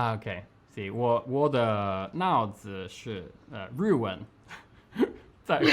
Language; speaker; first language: Chinese; non-native, learner; English